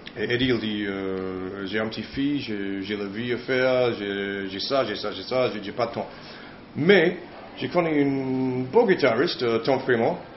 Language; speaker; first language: French; non-native, learner; English